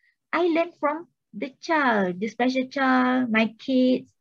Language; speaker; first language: English; non-native, local second language; Malay